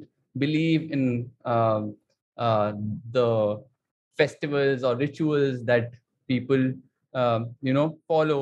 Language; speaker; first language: English; non-native, local second language; Hindi